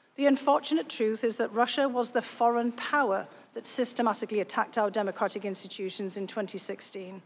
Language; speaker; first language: English; native; English